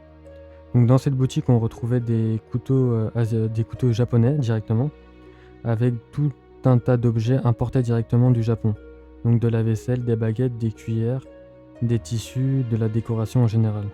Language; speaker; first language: French; native; French